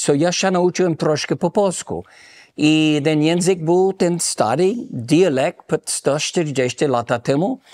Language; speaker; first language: Polish; early bilingual, heritage; Polish